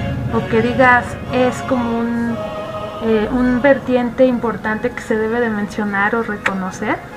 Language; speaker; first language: Spanish; native; Spanish